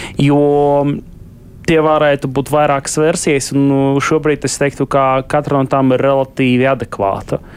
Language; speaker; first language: Latvian; non-native, local second language; Russian